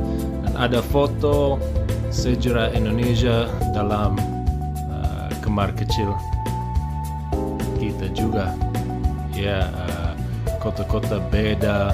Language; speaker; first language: Indonesian; non-native, learner; English